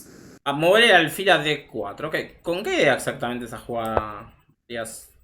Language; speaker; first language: Spanish; native; Spanish